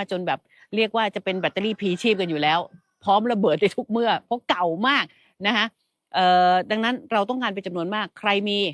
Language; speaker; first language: Thai; native; Thai